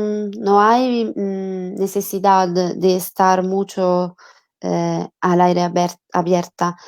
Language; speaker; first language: Spanish; non-native, learner; Italian